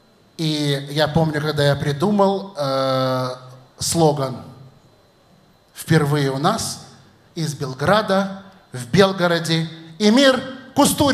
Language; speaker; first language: Russian; native; Russian